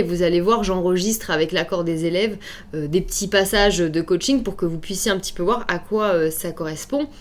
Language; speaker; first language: French; native; French